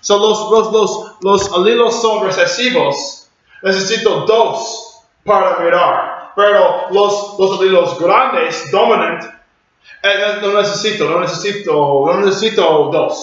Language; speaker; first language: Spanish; non-native, learner; English